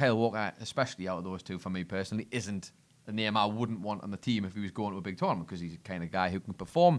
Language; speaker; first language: English; native; English